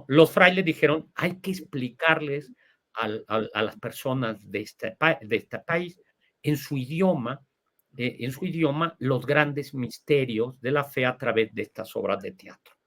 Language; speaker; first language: Spanish; native; Spanish